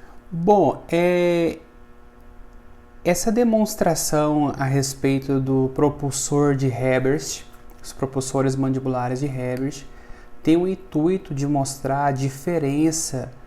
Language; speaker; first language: Portuguese; native; Portuguese